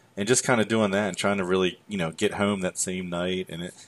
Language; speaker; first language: English; native; English